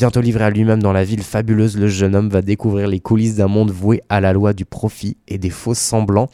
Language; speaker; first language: French; native; French